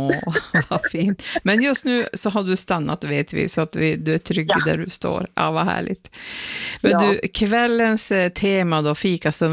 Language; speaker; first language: Swedish; native; Swedish